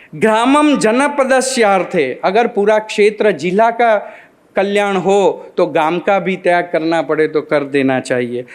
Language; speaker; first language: Hindi; non-native, local second language; Gujarati